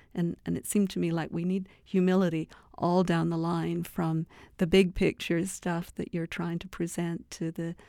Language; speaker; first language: English; native; English